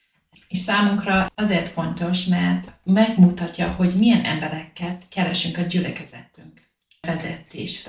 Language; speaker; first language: Hungarian; non-native, learner; English